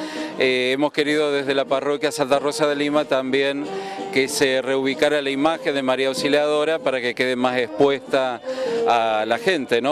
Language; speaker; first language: Spanish; native; Spanish